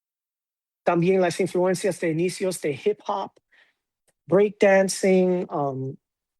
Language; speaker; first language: Spanish; non-native, fluent; English